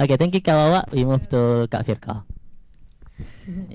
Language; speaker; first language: English; non-native, learner; Indonesian